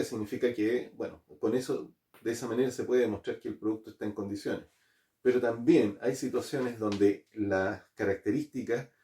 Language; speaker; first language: Spanish; native; Spanish